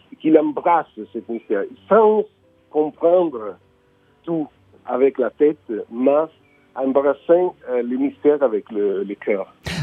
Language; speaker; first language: French; non-native, learner; Italian